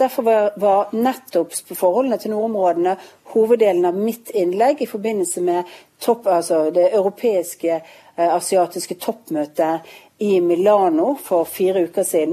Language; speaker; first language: Norwegian; native; Norwegian